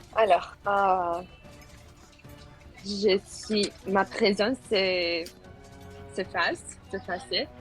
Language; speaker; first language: French; non-native, learner; Spanish